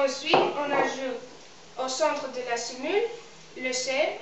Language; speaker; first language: French; non-native, learner; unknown